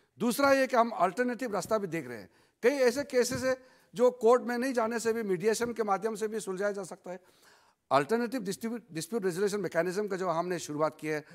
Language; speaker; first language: Hindi; non-native, local second language; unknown